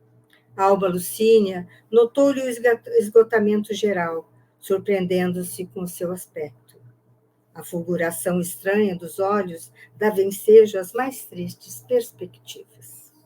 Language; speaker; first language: Portuguese; native; Portuguese